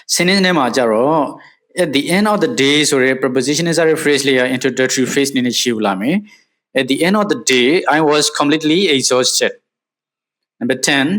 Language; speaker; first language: English; non-native, fluent; Burmese